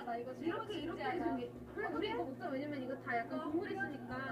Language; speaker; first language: Korean; native; Korean